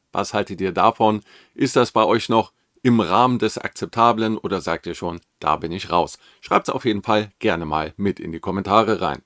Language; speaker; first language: German; native; German